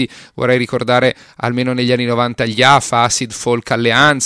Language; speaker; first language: Italian; native; Italian